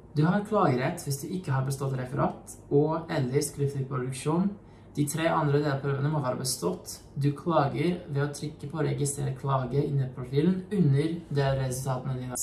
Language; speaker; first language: Norwegian; non-native, fluent; English